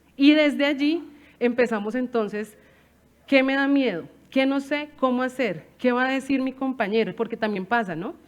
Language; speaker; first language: Spanish; native; Spanish